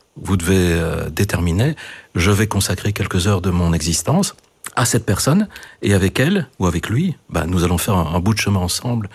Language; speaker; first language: French; native; French